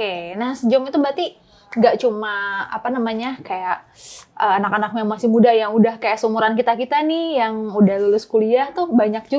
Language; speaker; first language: Indonesian; native; Indonesian